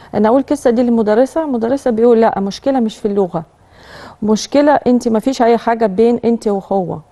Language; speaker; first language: Arabic; non-native, learner; Russian